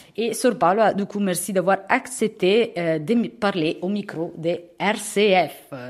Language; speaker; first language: French; non-native, fluent; Italian